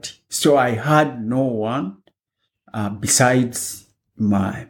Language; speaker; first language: English; non-native, local second language; Ganda